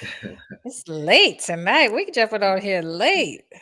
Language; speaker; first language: English; native; English